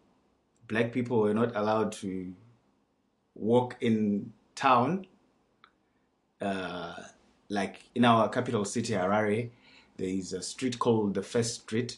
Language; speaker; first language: English; non-native, local second language; Shona